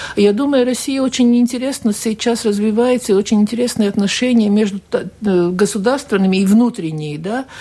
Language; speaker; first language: Russian; non-native, local second language; Latvian